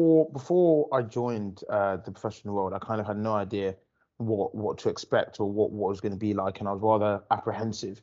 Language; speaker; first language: English; native; English